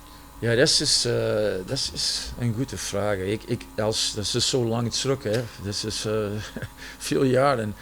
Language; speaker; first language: German; non-native, fluent; English